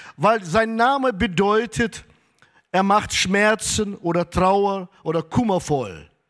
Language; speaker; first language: German; early bilingual, heritage; German